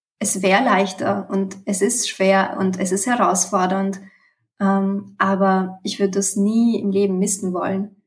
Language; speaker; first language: German; early bilingual, other home language; Romanian